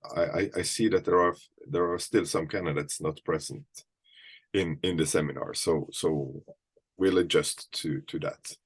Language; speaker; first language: English; non-native, fluent; Norwegian